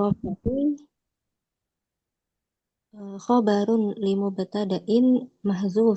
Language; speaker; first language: Arabic; non-native, learner; Indonesian